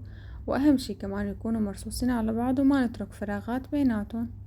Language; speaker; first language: Arabic; native; Arabic